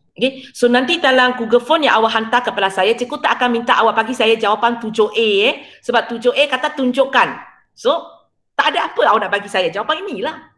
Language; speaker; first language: Malay; non-native, local second language; Chinese